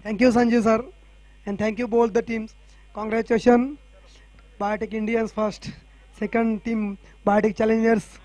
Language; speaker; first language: English; non-native, local second language; Marathi